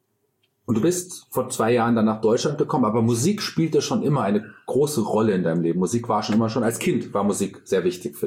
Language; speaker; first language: German; native; German